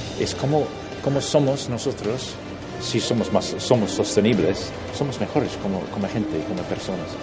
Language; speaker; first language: Spanish; non-native, fluent; English